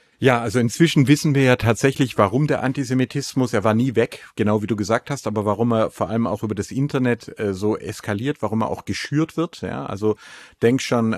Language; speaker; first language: German; native; German